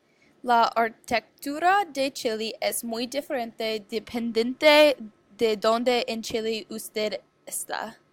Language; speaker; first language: Spanish; non-native, learner; English